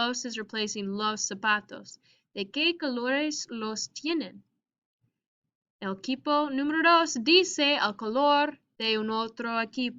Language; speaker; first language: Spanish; non-native, fluent; English